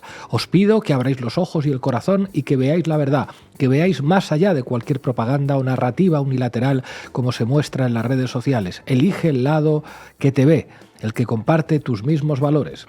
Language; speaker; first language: Spanish; native; Spanish